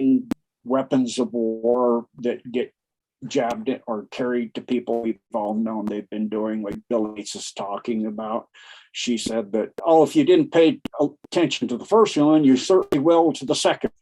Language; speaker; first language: English; native; English